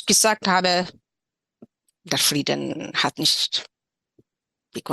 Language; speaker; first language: German; non-native, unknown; Tigrinya